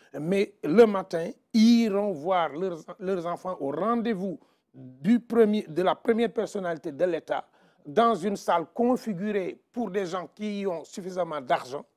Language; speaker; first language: French; non-native, local second language; Wolof